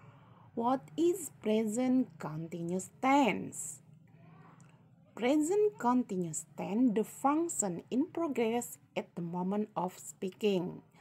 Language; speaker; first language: English; non-native, learner; Indonesian